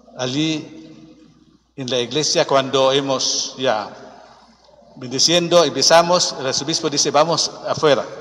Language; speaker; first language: Spanish; non-native, fluent; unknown